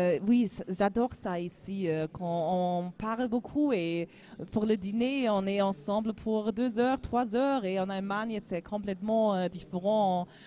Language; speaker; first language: French; non-native, learner; German